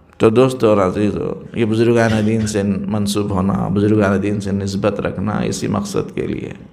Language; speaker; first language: Urdu; native; Urdu